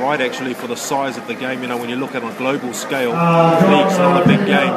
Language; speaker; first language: English; native; English